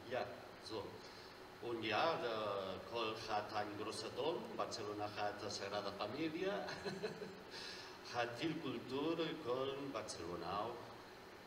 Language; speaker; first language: German; non-native, fluent; Spanish